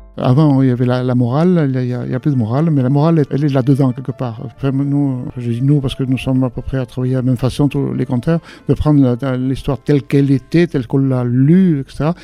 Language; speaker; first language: French; non-native, local second language; Basque